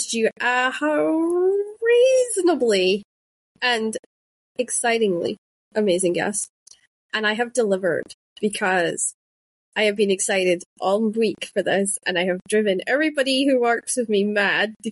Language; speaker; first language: English; non-native, local second language; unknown